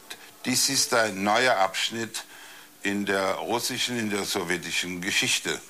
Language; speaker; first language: German; native; German